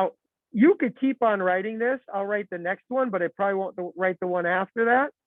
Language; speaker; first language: English; native; English